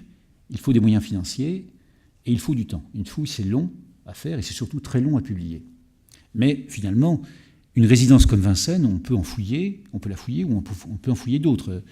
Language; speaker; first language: French; native; French